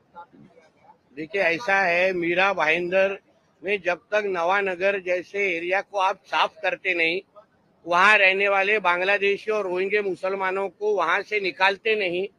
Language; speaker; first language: Hindi; non-native, local second language; Marathi